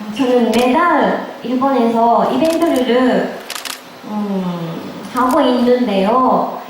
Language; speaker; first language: Korean; non-native, learner; Japanese